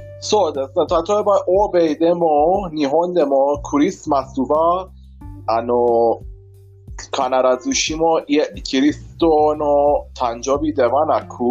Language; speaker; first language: Japanese; non-native, fluent; Persian